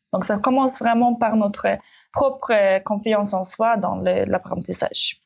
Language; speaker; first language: French; non-native, fluent; Russian